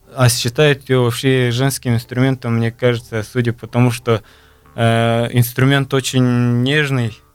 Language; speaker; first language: Russian; non-native, local second language; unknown